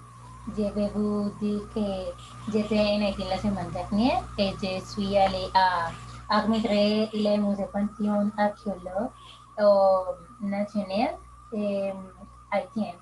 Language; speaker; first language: French; non-native, learner; Spanish